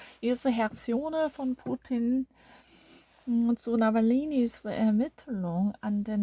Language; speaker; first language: German; non-native, learner; Korean